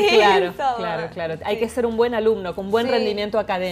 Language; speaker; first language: Spanish; native; Spanish